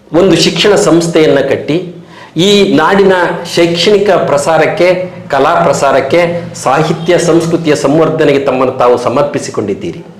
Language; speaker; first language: Kannada; native; Kannada